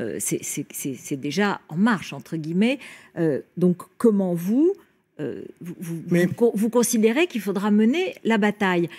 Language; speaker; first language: French; native; French